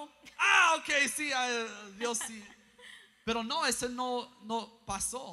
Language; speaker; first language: Spanish; early bilingual, heritage; English